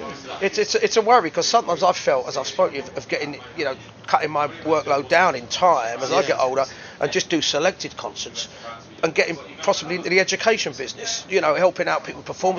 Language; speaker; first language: English; native; English